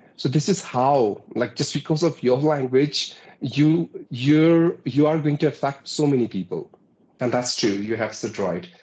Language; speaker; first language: English; non-native, local second language; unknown